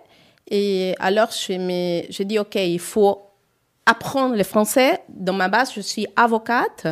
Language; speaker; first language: French; non-native, learner; Spanish